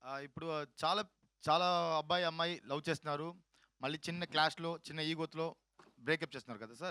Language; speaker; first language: Telugu; non-native, learner; Tamil